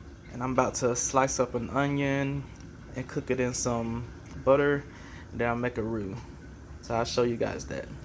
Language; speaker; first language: English; native; English